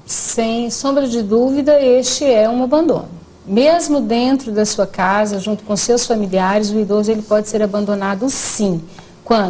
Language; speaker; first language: Portuguese; native; Portuguese